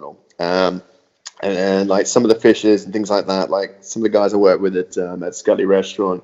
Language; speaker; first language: English; native; English